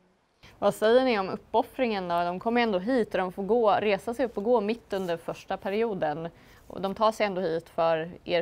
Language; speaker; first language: Swedish; native; Swedish